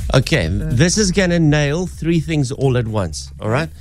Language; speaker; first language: English; native; English